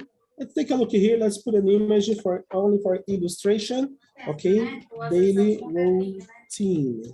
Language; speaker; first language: English; non-native, fluent; Portuguese